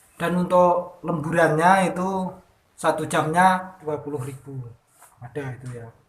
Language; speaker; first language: Indonesian; native; Indonesian